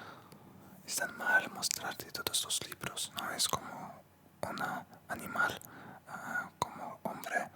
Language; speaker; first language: Spanish; non-native, learner; Russian